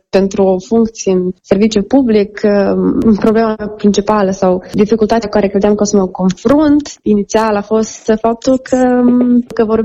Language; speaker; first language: Romanian; native; Romanian